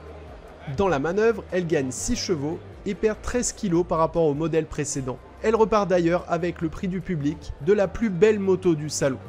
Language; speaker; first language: French; native; French